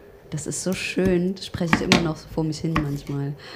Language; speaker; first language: German; native; German